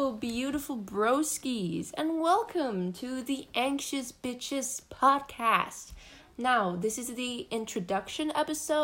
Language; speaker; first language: English; non-native, fluent; Danish